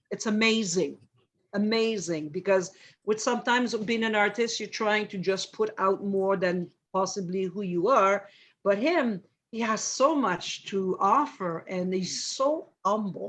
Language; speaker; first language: English; non-native, fluent; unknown